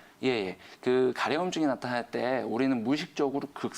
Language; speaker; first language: Korean; native; Korean